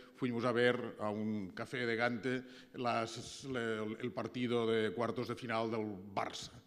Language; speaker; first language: Spanish; native; Spanish